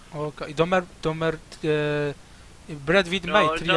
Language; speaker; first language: Swedish; non-native, local second language; Turkish